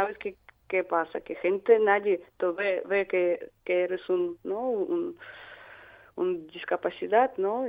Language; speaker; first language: Spanish; non-native, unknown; Russian